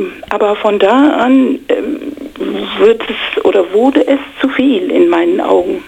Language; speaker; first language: German; non-native, fluent; English